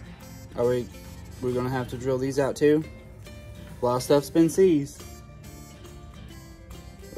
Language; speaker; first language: English; native; English